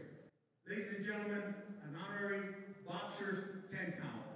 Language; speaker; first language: English; native; English